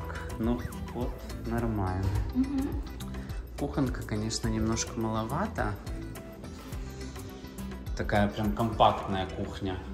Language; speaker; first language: Russian; native; Russian